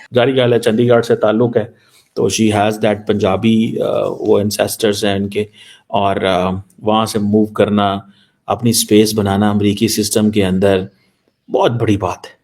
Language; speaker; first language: Urdu; non-native, local second language; Punjabi